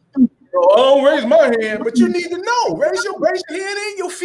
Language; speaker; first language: English; native; English